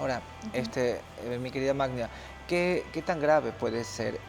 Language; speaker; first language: Spanish; native; Spanish